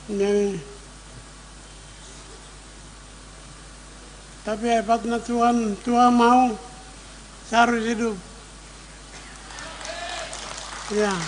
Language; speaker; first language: Indonesian; non-native, local second language; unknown